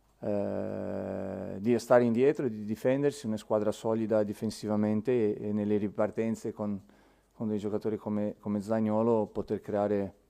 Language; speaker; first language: Italian; non-native, fluent; Portuguese